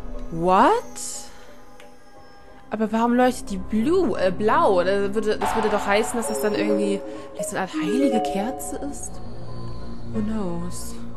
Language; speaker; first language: German; native; German